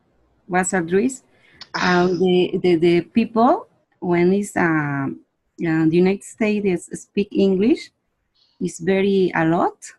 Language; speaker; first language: English; non-native, learner; Spanish